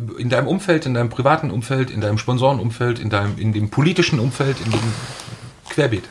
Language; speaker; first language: German; native; German